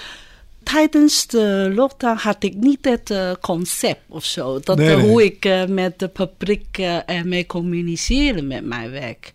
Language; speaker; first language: Dutch; non-native, fluent; Chinese